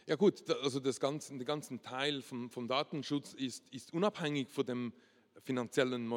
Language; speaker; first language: German; non-native, local second language; French